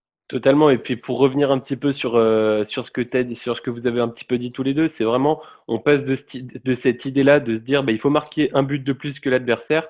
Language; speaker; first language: French; native; French